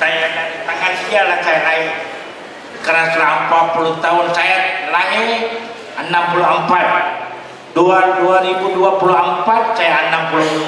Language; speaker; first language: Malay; non-native, local second language; Tamil